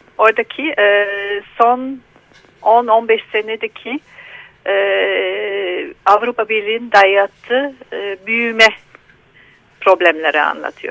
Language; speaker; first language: Turkish; non-native, learner; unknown